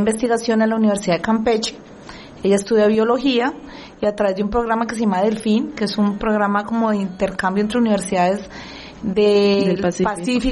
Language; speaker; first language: Spanish; native; Spanish